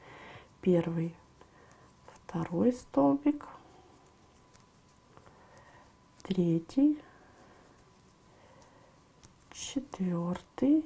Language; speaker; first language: Russian; native; Russian